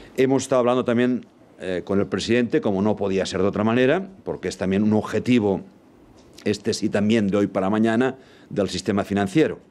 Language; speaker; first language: Spanish; non-native, local second language; Catalan